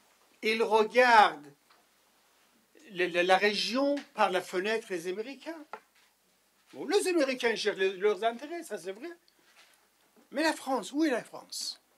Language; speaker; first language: French; non-native, fluent; Persian